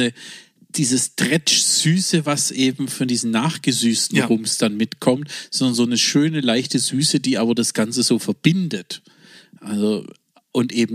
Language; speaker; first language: German; native; German